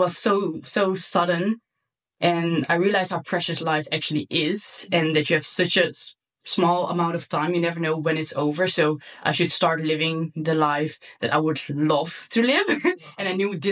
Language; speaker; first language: English; non-native, fluent; Dutch